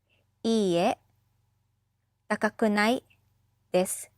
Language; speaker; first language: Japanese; non-native, fluent; English